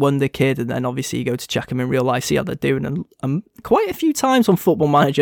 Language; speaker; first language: English; native; English